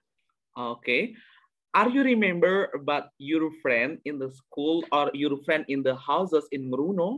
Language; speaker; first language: English; non-native, learner; Indonesian